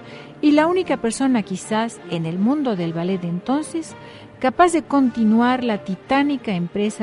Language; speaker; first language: Spanish; native; Spanish